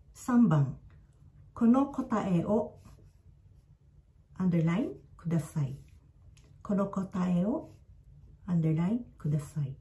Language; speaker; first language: Japanese; non-native, fluent; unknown